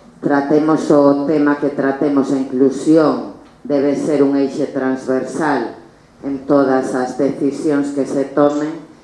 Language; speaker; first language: Galician; native; Galician